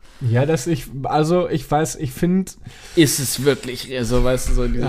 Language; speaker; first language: German; native; German